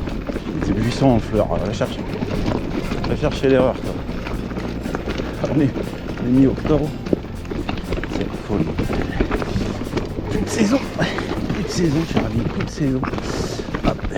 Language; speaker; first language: French; native; French